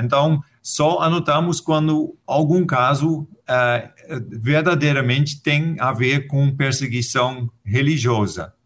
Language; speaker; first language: Portuguese; non-native, fluent; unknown